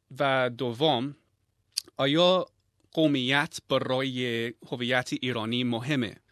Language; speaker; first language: Persian; non-native, learner; English